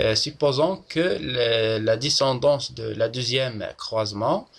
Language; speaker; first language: French; non-native, local second language; Arabic